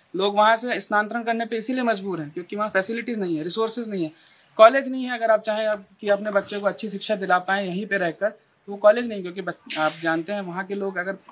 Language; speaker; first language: Hindi; native; Hindi